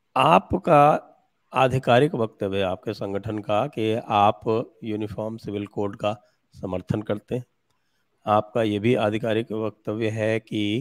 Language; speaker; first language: Hindi; native; Hindi